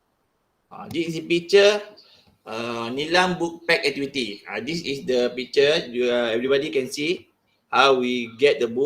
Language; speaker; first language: English; non-native, local second language; Malay